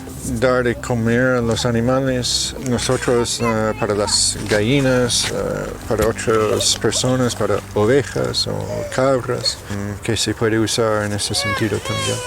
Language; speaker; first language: Spanish; non-native, fluent; English